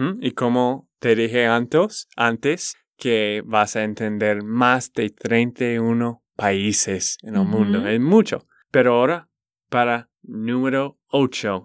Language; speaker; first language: Spanish; non-native, learner; English